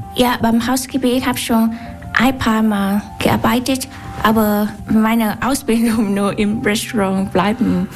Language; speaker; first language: German; non-native, learner; Vietnamese